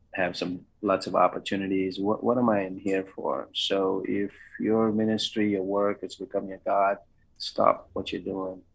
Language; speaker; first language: English; non-native, local second language; Kannada